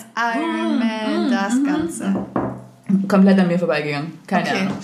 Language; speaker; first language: German; native; German